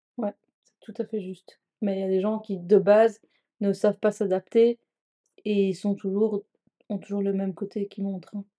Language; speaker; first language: French; non-native, fluent; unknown